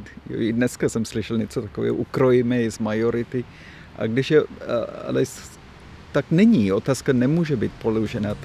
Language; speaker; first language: Czech; non-native, fluent; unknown